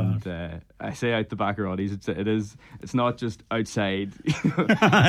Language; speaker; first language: English; native; English